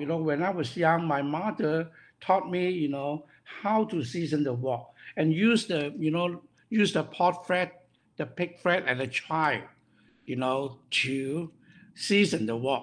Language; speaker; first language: English; non-native, local second language; Cantonese